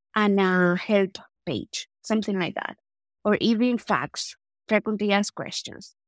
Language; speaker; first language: English; non-native, fluent; Spanish